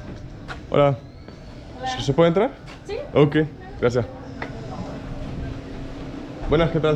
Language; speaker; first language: Spanish; non-native, fluent; English